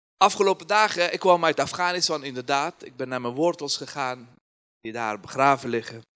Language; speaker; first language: Dutch; non-native, fluent; Persian